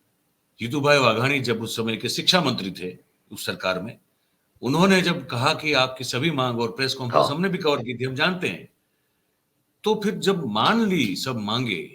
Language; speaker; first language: Hindi; non-native, local second language; Gujarati